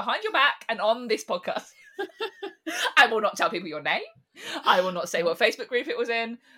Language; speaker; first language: English; native; English